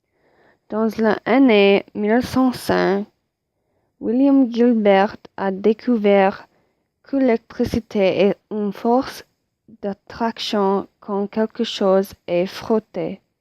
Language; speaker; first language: French; non-native, learner; English